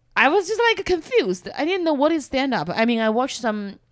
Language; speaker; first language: English; non-native, fluent; Chinese